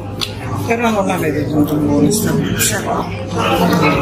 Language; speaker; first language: Italian; native; Italian